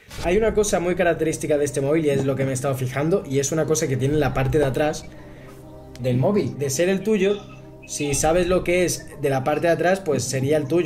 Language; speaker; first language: Spanish; native; Spanish